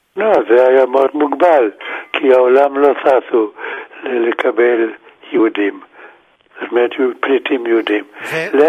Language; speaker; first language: Hebrew; non-native, fluent; German